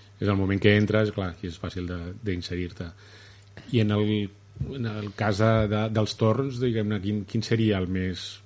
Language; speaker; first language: Catalan; native; Catalan